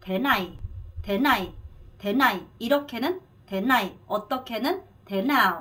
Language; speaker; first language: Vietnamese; non-native, fluent; Korean